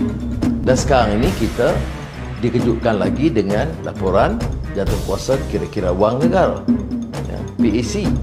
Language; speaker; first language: Malay; native; Malay